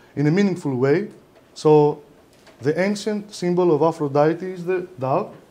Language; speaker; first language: English; non-native, fluent; Greek